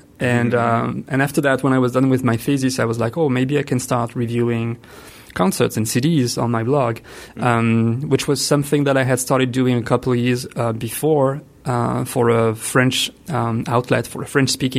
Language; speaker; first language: English; non-native, fluent; French